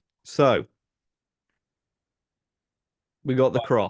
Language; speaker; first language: English; native; English